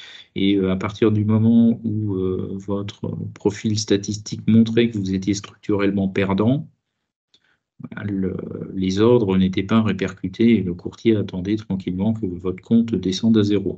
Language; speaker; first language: French; native; French